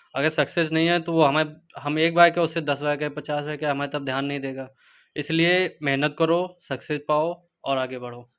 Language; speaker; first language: Hindi; native; Hindi